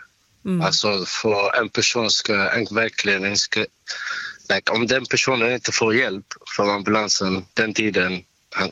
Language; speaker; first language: Swedish; non-native, learner; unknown